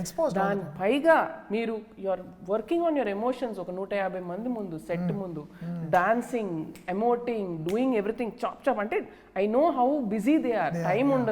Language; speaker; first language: Telugu; native; Telugu